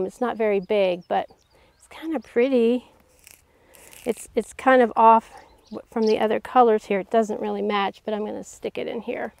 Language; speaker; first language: English; native; English